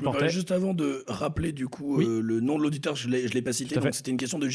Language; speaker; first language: French; native; French